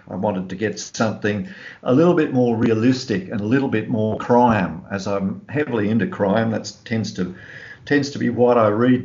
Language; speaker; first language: English; native; English